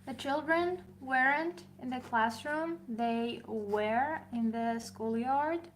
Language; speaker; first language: English; non-native, fluent; Persian